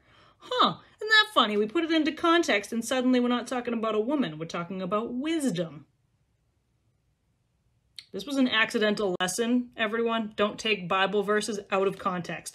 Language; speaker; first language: English; native; English